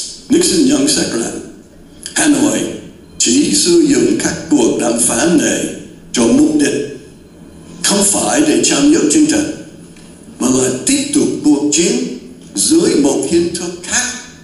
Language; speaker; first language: Vietnamese; non-native, fluent; English